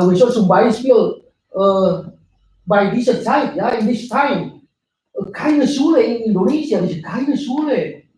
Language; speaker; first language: German; non-native, learner; Indonesian